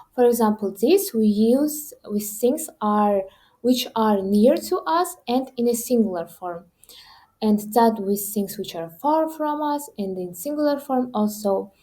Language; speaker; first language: English; non-native, fluent; Kazakh